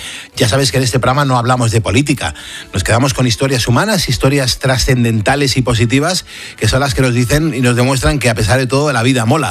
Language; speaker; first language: Spanish; native; Spanish